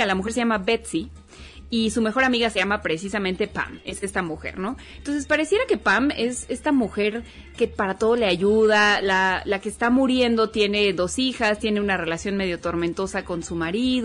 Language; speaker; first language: Spanish; native; Spanish